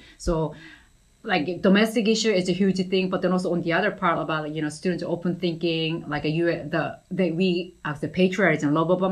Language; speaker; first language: English; non-native, fluent; Korean